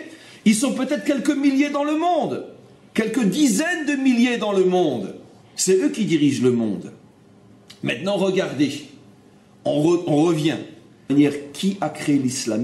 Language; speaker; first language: French; native; French